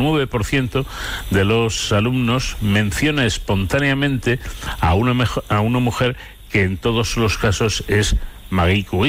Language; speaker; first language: Spanish; native; Spanish